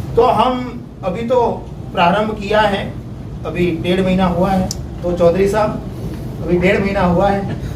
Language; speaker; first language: Hindi; non-native, local second language; Gujarati